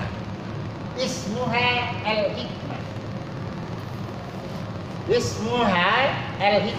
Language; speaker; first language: Arabic; non-native, fluent; Indonesian